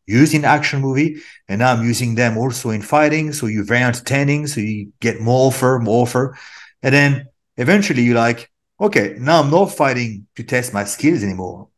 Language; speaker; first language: English; non-native, fluent; French